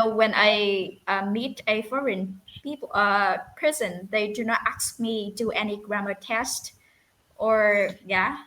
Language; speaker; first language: English; non-native, fluent; Vietnamese